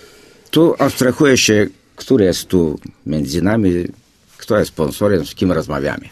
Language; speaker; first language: Polish; non-native, fluent; Bulgarian